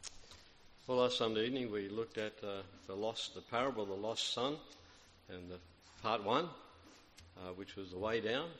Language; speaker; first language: English; native; English